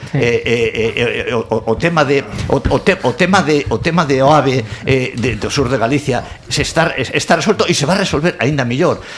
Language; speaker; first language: Galician; non-native, local second language; Spanish